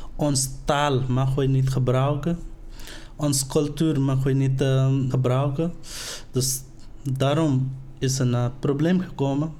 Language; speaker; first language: Dutch; non-native, learner; Nepali